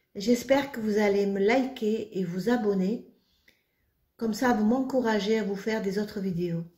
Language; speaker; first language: French; non-native, local second language; Arabic